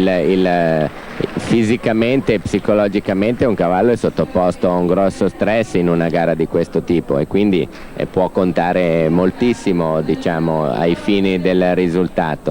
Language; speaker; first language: Italian; native; Italian